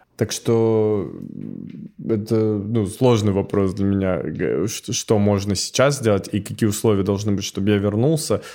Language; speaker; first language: Russian; native; Russian